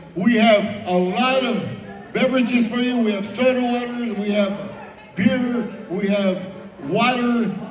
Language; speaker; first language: English; early bilingual, other home language; Spanish